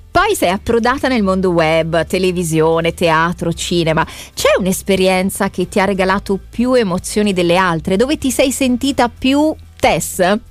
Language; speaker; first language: Italian; native; Italian